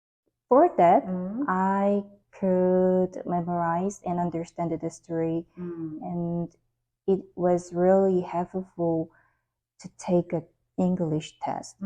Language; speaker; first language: English; non-native, learner; Korean